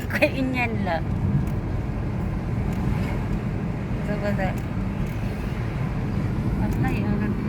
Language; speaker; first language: Chinese; non-native, learner; Filipino